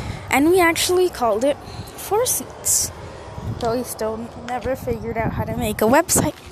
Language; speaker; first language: English; early bilingual, other home language; Spanish